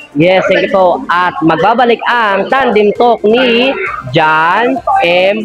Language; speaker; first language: Filipino; native; Filipino